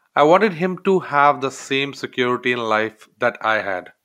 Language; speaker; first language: English; non-native, local second language; Hindi